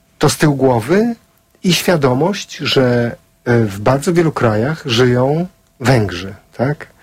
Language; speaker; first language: Polish; native; Polish